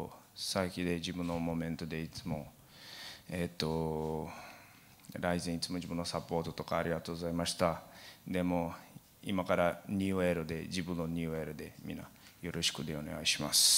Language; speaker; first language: Japanese; non-native, learner; Portuguese